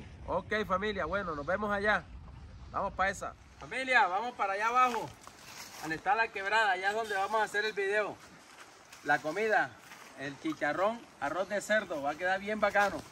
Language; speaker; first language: Spanish; native; Spanish